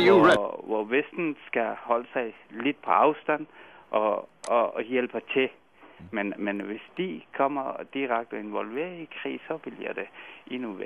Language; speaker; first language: Danish; non-native, fluent; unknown